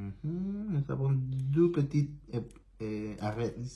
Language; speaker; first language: French; non-native, learner; Spanish